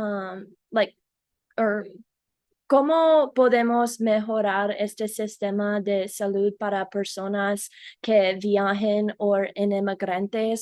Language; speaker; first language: Spanish; non-native, learner; English